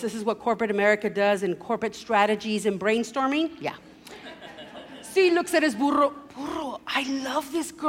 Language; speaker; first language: English; early bilingual, other home language; Spanish